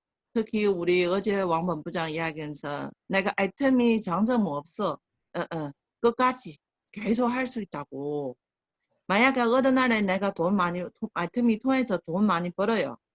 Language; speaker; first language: Korean; non-native, learner; Chinese